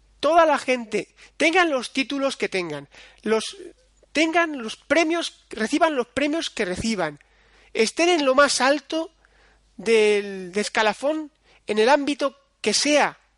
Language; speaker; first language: Spanish; native; Spanish